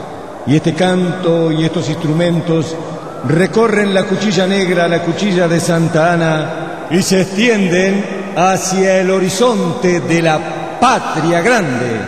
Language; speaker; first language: Spanish; native; Spanish